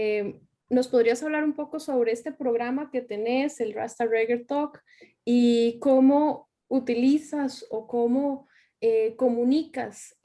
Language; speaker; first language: Spanish; native; Spanish